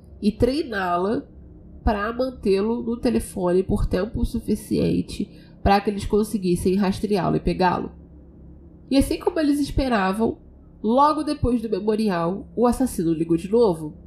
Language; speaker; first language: Portuguese; native; Portuguese